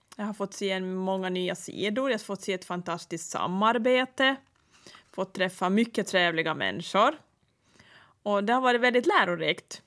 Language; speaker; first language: Swedish; native; Swedish